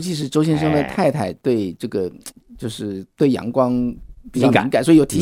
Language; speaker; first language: Chinese; native; Chinese